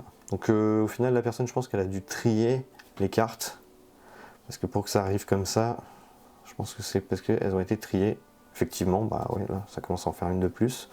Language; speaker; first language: French; native; French